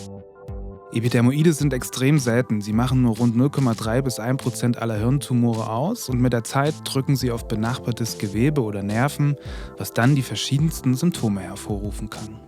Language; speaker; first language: German; native; German